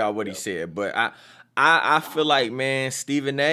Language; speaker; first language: English; native; English